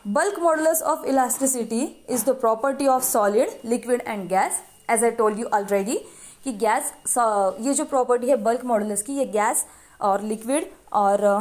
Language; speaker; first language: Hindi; non-native, local second language; Marathi